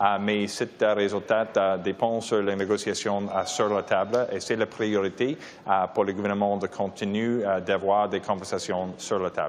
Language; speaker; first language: French; non-native, local second language; English